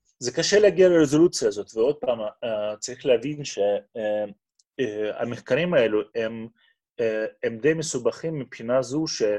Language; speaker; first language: Hebrew; non-native, fluent; Russian